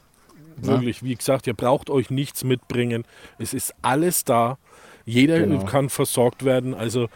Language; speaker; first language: German; native; German